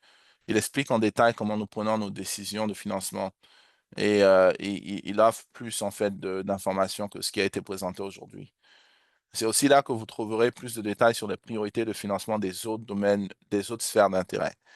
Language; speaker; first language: French; native; French